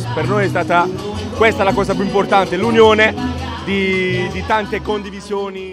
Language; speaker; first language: Italian; native; Italian